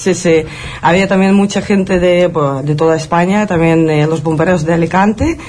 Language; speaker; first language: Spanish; non-native, fluent; Ukrainian